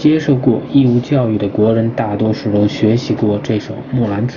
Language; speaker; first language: Chinese; native; Chinese